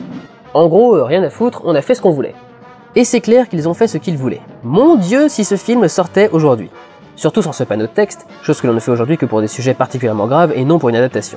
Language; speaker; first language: French; native; French